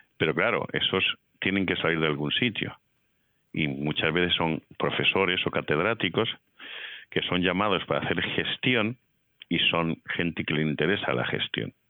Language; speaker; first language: Spanish; native; Spanish